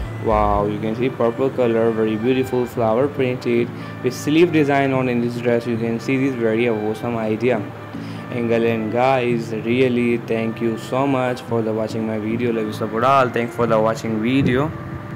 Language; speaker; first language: English; non-native, learner; Urdu